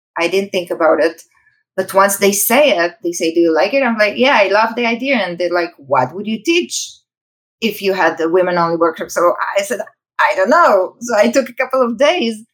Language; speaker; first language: English; non-native, fluent; Hebrew